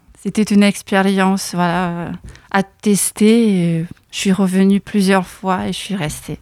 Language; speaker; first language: French; non-native, fluent; Lithuanian